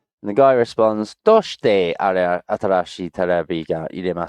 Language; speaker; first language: Japanese; non-native, learner; English